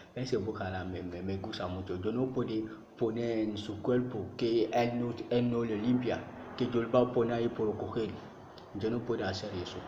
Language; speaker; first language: Spanish; non-native, learner; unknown